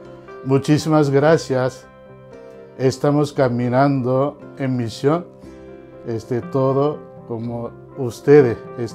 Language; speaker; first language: Spanish; non-native, learner; Korean